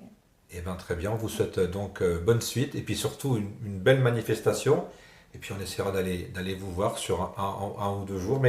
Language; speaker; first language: French; native; French